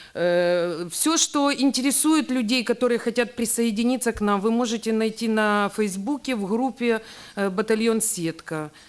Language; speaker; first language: Russian; native; Russian